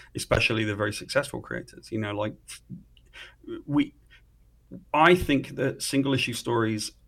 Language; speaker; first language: English; native; English